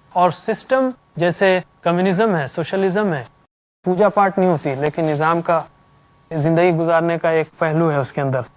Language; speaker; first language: Urdu; native; Urdu